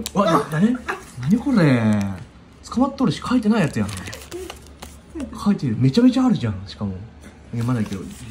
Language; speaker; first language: Japanese; native; Japanese